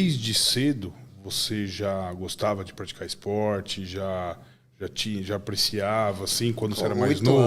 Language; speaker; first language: Portuguese; native; Portuguese